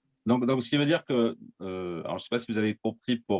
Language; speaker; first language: French; native; French